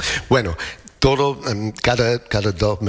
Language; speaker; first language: Spanish; non-native, learner; English